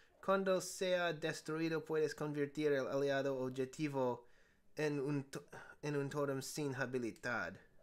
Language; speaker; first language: Spanish; non-native, learner; English